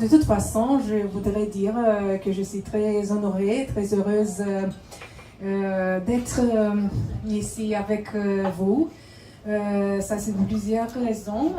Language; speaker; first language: French; non-native, fluent; Romanian